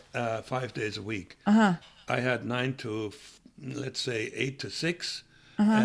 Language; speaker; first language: English; non-native, fluent; German